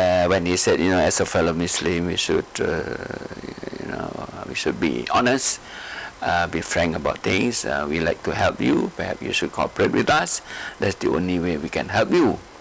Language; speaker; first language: English; non-native, local second language; Malay